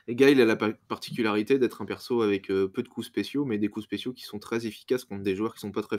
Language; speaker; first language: French; native; French